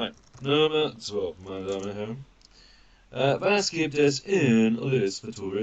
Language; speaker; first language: German; non-native, fluent; English